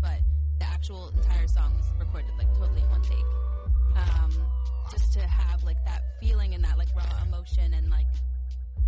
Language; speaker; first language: English; native; English